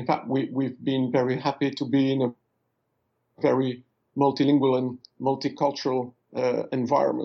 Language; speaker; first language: English; non-native, fluent; French